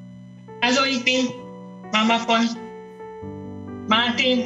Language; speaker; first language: German; non-native, learner; Hungarian